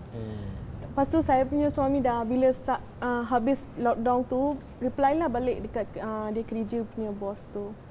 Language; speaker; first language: Malay; early bilingual, other home language; Rohingya